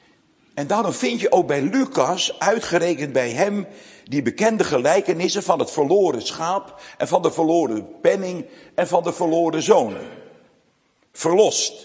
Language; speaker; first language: Dutch; native; Dutch